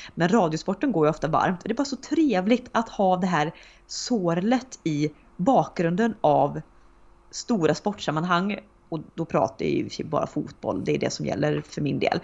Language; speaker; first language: Swedish; native; Swedish